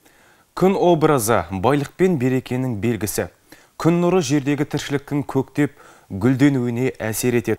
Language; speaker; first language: Kazakh; native; Kazakh